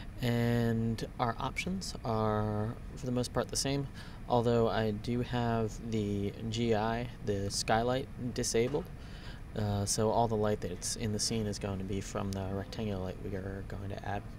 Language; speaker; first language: English; native; English